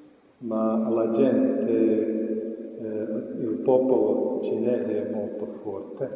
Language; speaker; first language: Italian; non-native, fluent; Croatian